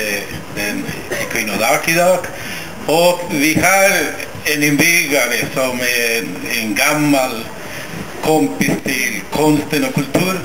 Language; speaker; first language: Swedish; non-native, fluent; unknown